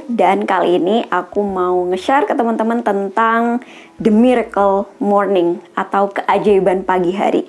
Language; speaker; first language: Indonesian; native; Indonesian